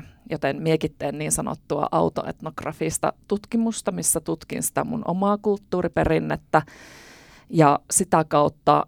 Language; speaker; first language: Finnish; native; Finnish